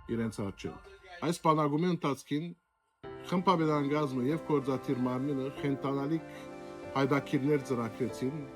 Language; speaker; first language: Armenian; early bilingual, heritage; Armenian